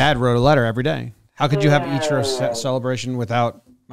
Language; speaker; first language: English; native; English